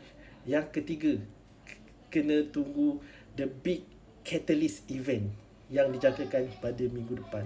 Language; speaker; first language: Malay; native; Malay